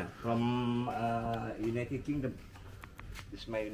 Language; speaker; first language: English; non-native, learner; Indonesian